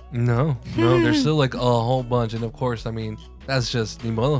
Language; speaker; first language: English; early bilingual, other home language; Spanish